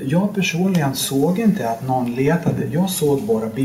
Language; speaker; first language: Swedish; non-native, learner; Lithuanian